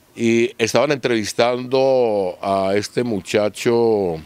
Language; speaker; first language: Spanish; native; Spanish